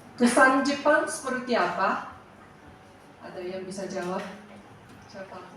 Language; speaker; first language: Indonesian; non-native, fluent; Japanese